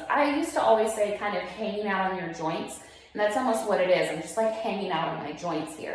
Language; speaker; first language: English; native; English